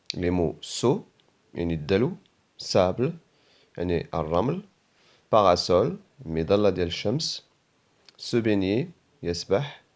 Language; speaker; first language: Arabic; native; Arabic